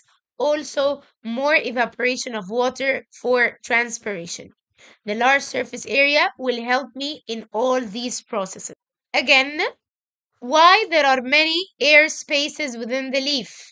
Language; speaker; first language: English; non-native, local second language; Arabic